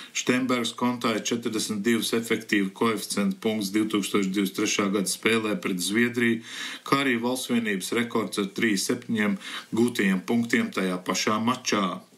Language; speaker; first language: Latvian; early bilingual, heritage; Latvian